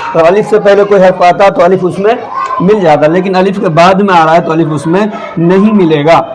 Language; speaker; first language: Urdu; native; Urdu